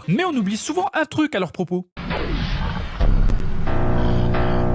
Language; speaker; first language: French; native; French